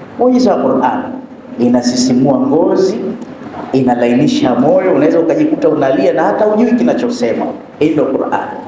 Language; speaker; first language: Swahili; native; Swahili